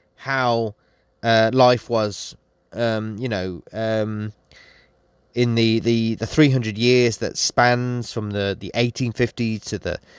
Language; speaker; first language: English; native; English